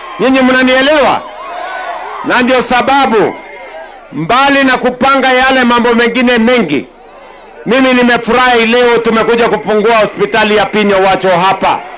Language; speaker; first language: Swahili; non-native, local second language; Kalenjin